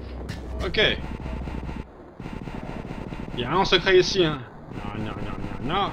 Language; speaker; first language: French; native; French